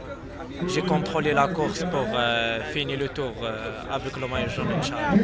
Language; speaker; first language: French; non-native, learner; Arabic